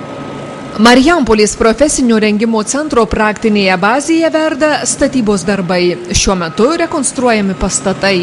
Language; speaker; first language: Lithuanian; native; Lithuanian